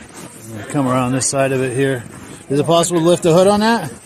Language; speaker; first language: English; native; English